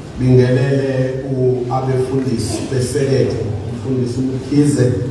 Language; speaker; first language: Zulu; non-native, local second language; Xhosa